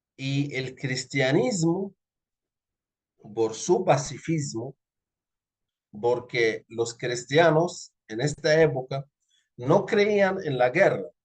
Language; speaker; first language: Spanish; non-native, fluent; Arabic